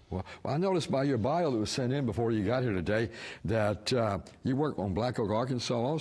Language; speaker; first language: English; native; English